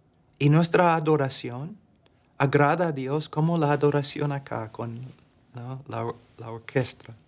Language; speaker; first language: Spanish; non-native, fluent; English